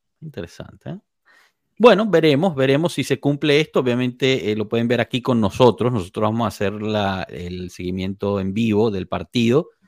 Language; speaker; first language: Spanish; native; Spanish